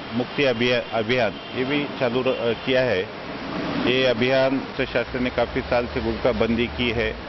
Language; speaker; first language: Hindi; non-native, local second language; Urdu